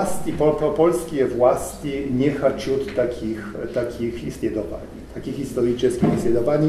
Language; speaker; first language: Russian; non-native, learner; Polish